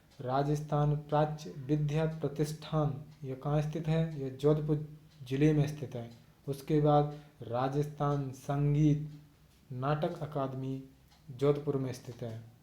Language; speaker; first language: Hindi; native; Hindi